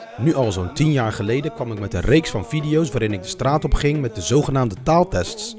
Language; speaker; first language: Dutch; early bilingual, other home language; Arabic